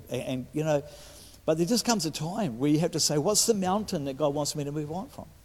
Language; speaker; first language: English; native; English